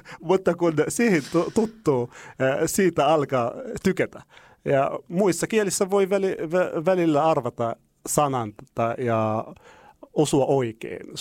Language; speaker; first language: Finnish; non-native, fluent; Arabic